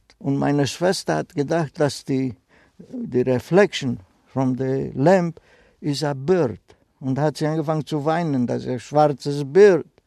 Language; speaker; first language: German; non-native, fluent; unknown